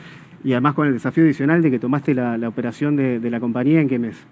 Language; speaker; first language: Spanish; native; Spanish